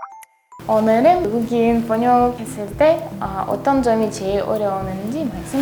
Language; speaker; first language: Korean; non-native, learner; Russian